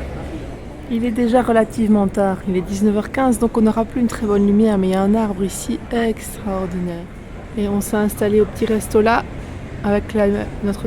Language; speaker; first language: French; native; French